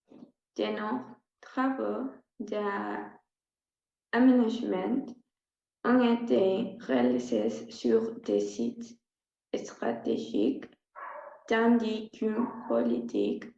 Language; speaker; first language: French; non-native, learner; Spanish